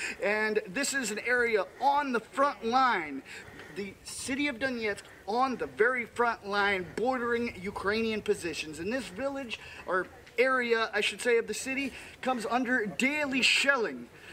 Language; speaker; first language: English; native; English